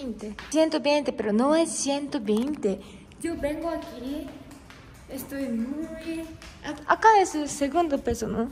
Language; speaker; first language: Spanish; non-native, fluent; Japanese